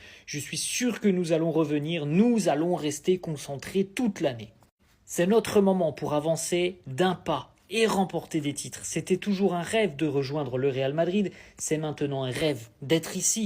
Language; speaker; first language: French; native; French